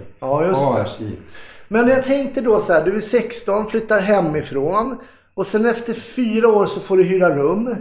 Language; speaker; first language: Swedish; native; Swedish